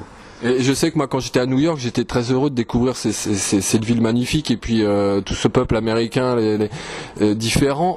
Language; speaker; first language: French; native; French